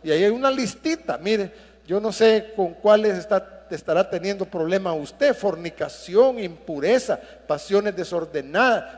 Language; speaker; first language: Spanish; native; Spanish